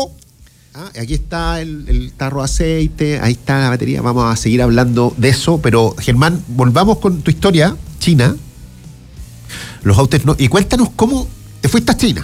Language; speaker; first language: Spanish; native; Spanish